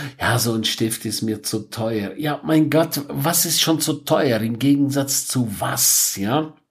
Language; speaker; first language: German; non-native, local second language; Romansh